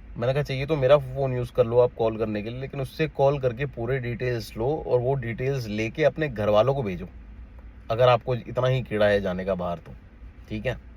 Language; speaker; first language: Hindi; native; Hindi